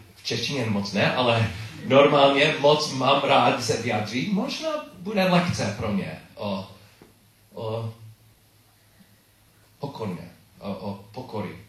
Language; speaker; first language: Czech; non-native, learner; English